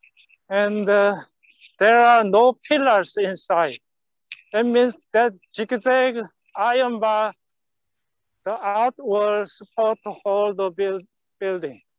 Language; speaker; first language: English; non-native, fluent; Korean